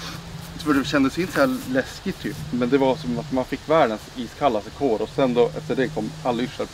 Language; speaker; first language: Swedish; native; Swedish